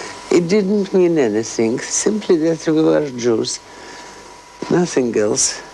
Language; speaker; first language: English; non-native, fluent; Russian